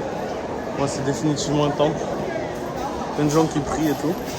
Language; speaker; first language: French; native; French